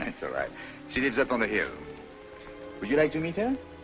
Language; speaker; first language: English; non-native, fluent; French